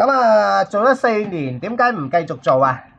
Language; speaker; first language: Cantonese; native; Cantonese